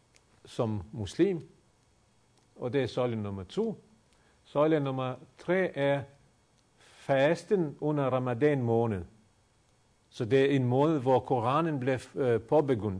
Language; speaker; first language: Danish; non-native, fluent; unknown